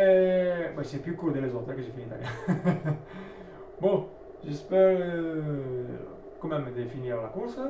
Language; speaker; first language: French; non-native, learner; Italian